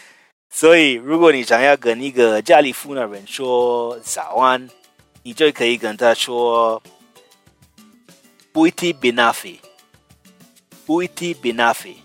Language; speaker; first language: Chinese; non-native, fluent; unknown